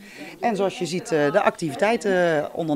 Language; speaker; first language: Dutch; native; Dutch